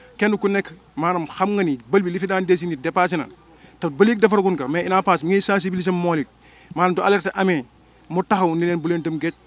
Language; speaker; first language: Wolof; native; Wolof